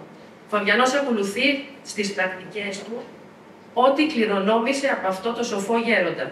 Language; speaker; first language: Greek; non-native, fluent; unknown